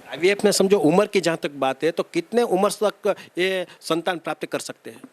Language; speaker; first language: Hindi; non-native, local second language; Gujarati